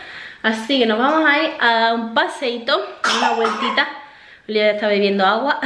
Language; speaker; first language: Spanish; native; Spanish